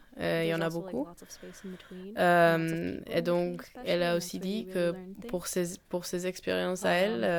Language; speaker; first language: French; non-native, fluent; Polish